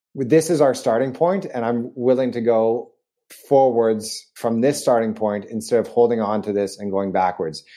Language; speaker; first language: English; native; English